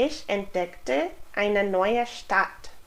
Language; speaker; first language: German; non-native, fluent; English